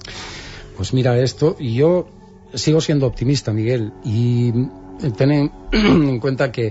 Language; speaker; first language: Spanish; native; Spanish